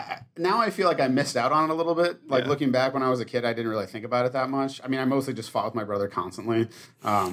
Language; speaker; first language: English; native; English